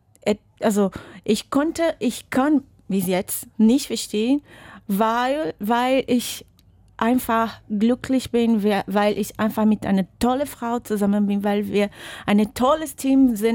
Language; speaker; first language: German; non-native, fluent; Portuguese